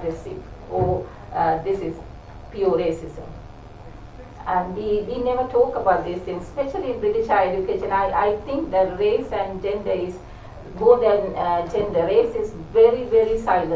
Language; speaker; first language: English; non-native, local second language; Sinhala